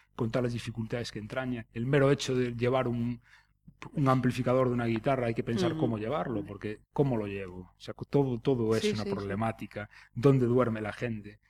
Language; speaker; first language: Spanish; native; Spanish